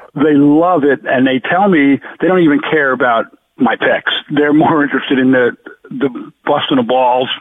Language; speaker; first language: English; native; English